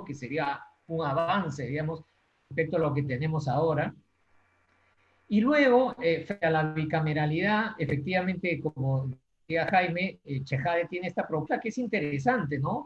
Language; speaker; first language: Spanish; native; Spanish